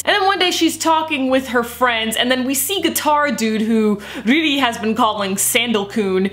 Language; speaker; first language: English; native; English